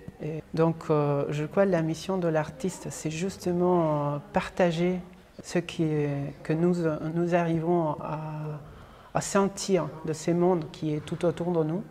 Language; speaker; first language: French; non-native, fluent; Spanish